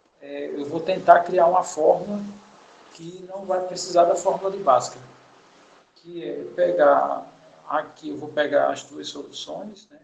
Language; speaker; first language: Portuguese; native; Portuguese